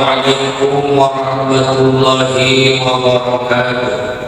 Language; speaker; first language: Indonesian; non-native, local second language; Sundanese